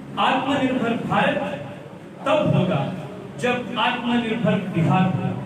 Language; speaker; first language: Hindi; non-native, local second language; Kannada